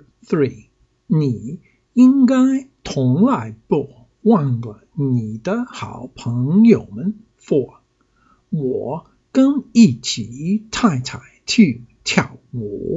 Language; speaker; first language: Chinese; non-native, learner; English